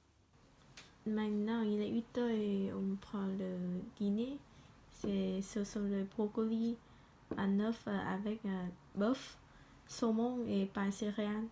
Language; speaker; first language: French; non-native, learner; Vietnamese